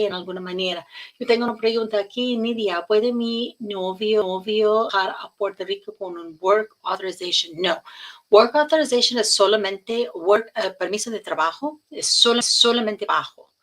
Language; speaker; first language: Spanish; non-native, learner; English